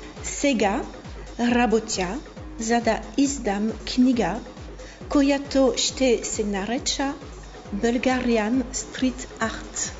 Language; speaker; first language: Bulgarian; non-native, fluent; French